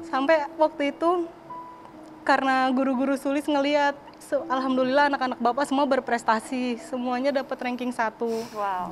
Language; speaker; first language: Indonesian; native; Indonesian